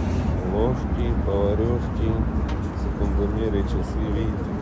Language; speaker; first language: Russian; native; Russian